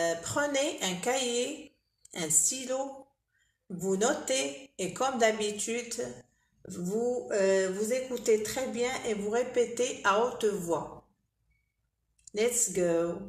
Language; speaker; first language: French; non-native, local second language; Arabic